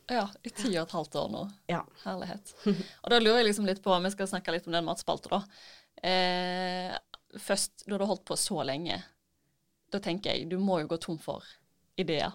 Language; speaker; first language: Norwegian; native; Norwegian